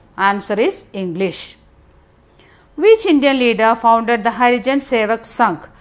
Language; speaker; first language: English; non-native, local second language; Malayalam